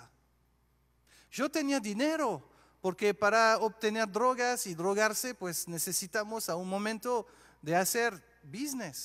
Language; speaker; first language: Spanish; non-native, fluent; French